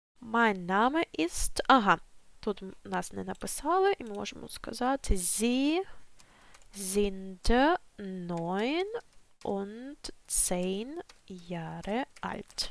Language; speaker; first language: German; non-native, fluent; Ukrainian